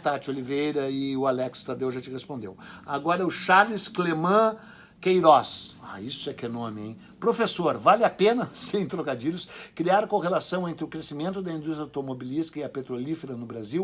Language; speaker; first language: Portuguese; native; Portuguese